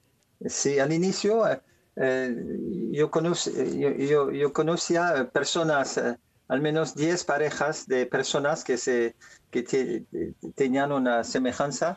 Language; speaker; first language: Spanish; non-native, learner; French